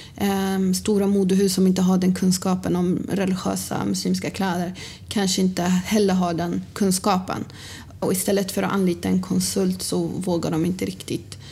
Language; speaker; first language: Swedish; early bilingual, other home language; Arabic